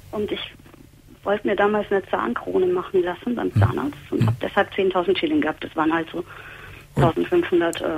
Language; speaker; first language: German; native; German